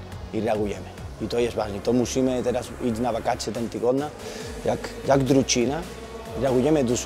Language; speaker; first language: Polish; non-native, learner; Spanish